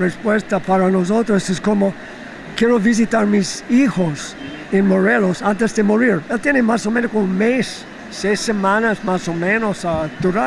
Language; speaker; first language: Spanish; non-native, fluent; English